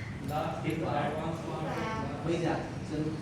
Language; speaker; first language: Vietnamese; non-native, learner; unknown